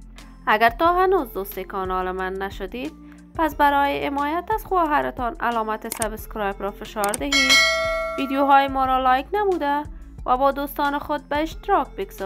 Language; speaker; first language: Persian; native; Persian